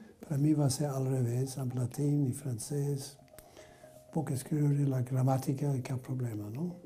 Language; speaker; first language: Catalan; non-native, fluent; German